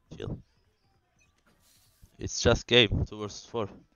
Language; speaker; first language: English; non-native, fluent; Turkish